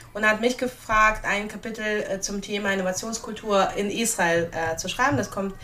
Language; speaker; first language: German; early bilingual, other home language; Russian